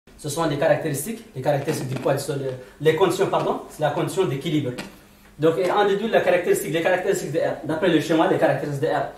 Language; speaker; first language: French; non-native, local second language; Arabic